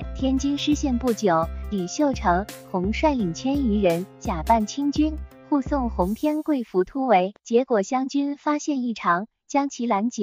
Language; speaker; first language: Chinese; native; Chinese